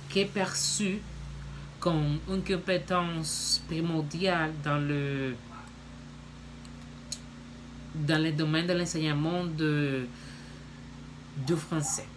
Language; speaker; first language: French; non-native, learner; Spanish